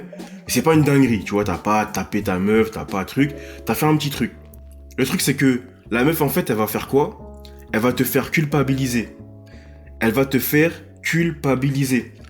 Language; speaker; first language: French; native; French